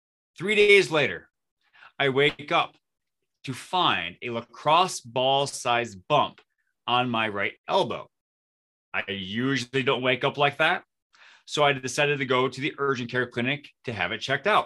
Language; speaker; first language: English; native; English